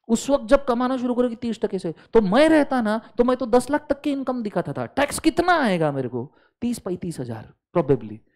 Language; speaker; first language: Hindi; non-native, local second language; Marathi